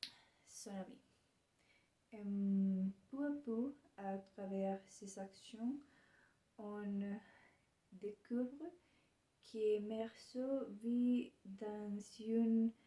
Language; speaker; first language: French; non-native, learner; Spanish